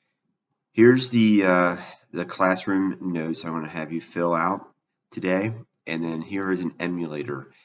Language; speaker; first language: English; native; English